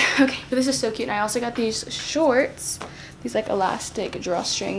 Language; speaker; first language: English; native; English